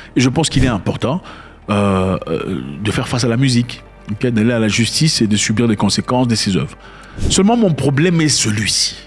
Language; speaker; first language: French; non-native, local second language; Lingala